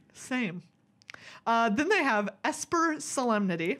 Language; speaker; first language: English; native; English